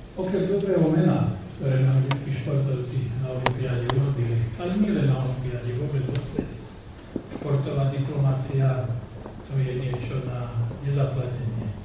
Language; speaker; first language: Slovak; native; Slovak